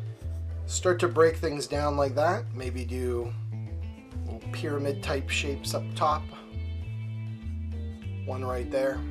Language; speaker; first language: English; native; English